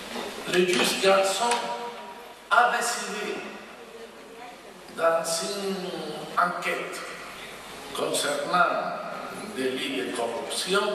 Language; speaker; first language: French; non-native, fluent; Spanish